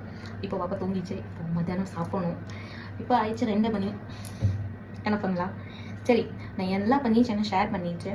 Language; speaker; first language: Tamil; non-native, learner; Marathi